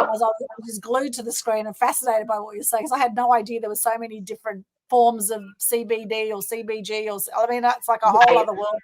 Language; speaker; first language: English; native; English